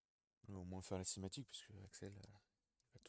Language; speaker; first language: French; native; French